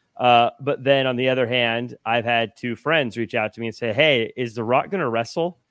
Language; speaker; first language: English; native; English